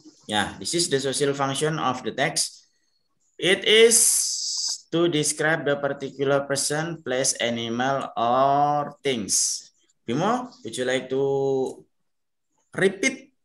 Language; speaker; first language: English; non-native, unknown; Indonesian